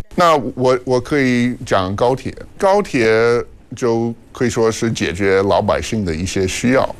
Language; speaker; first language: Chinese; non-native, fluent; English